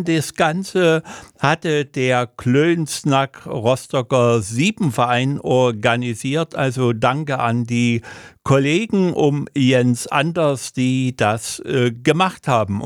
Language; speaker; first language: German; native; German